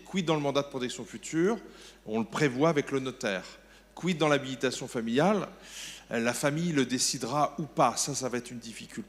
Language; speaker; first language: French; native; French